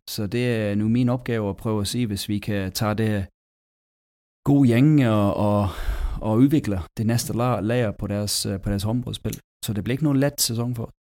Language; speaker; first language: Danish; non-native, fluent; English